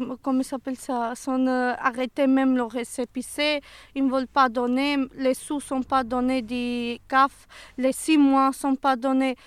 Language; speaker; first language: French; non-native, learner; Serbian